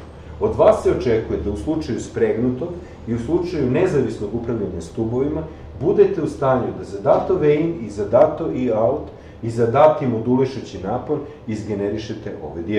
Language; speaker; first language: Serbian; native; Serbian